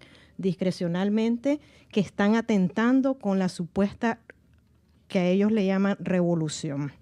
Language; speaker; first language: Spanish; native; Spanish